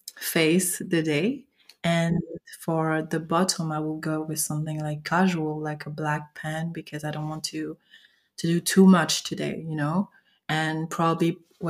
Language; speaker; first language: English; non-native, fluent; French